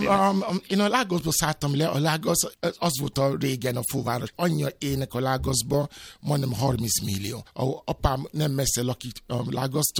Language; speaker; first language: Hungarian; non-native, fluent; Yoruba